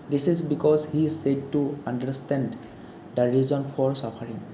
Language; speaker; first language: English; non-native, local second language; Assamese